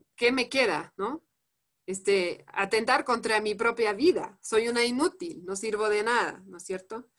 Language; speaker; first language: Spanish; non-native, fluent; French